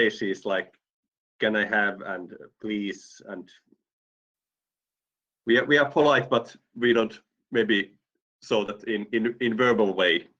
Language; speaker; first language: English; non-native, fluent; Finnish